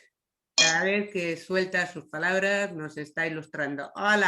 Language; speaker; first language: Spanish; native; Spanish